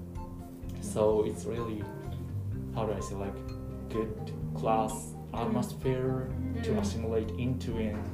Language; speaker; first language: English; non-native, fluent; Japanese